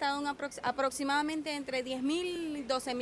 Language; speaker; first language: Spanish; native; Spanish